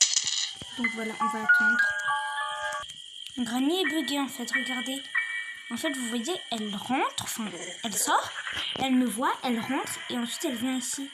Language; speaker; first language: French; native; French